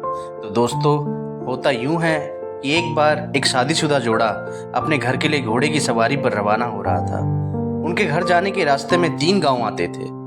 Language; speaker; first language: Hindi; native; Hindi